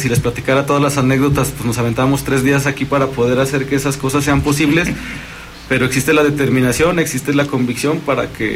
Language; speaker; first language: Spanish; native; Spanish